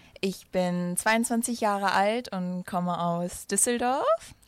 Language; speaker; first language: German; early bilingual, other home language; Italian